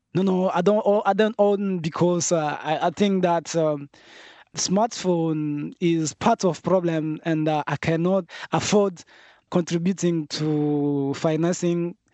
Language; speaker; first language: English; non-native, fluent; French